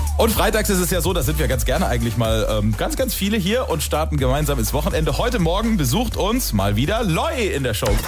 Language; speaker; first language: German; native; German